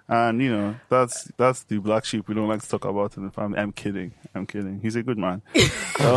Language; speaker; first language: English; non-native, local second language; Yoruba